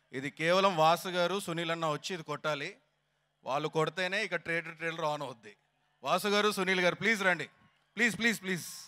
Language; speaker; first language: Telugu; native; Telugu